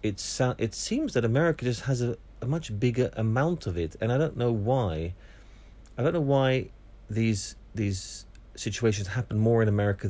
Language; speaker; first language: English; native; English